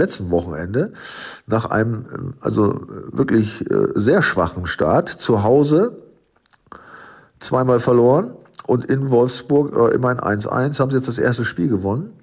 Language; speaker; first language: German; native; German